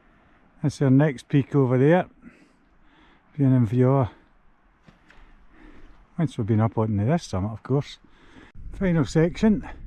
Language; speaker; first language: English; native; English